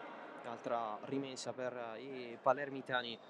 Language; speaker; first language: Italian; native; Italian